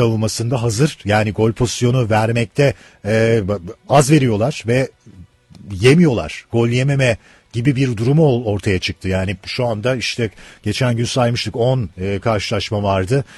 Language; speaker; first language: Turkish; native; Turkish